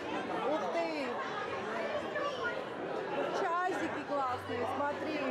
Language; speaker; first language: Russian; native; Russian